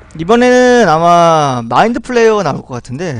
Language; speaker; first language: Korean; native; Korean